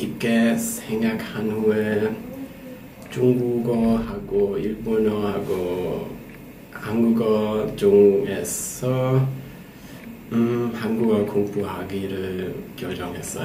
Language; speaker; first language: Korean; non-native, learner; German